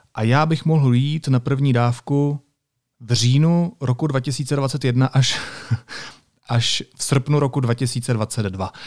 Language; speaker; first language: Czech; native; Czech